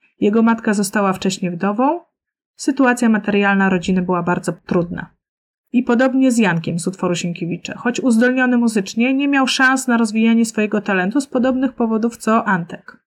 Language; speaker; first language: Polish; native; Polish